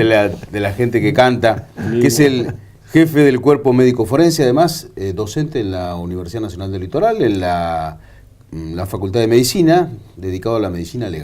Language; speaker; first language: Spanish; native; Spanish